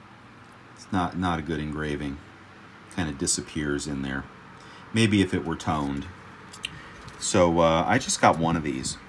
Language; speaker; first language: English; native; English